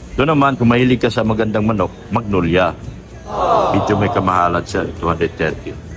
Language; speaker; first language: Filipino; non-native, local second language; Cebuano